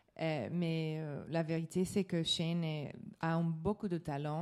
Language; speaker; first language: French; non-native, learner; English